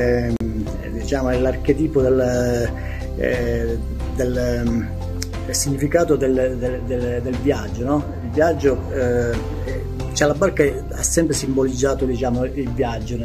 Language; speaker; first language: Italian; native; Italian